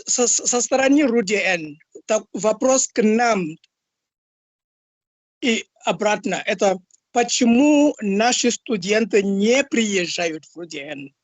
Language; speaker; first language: Russian; non-native, fluent; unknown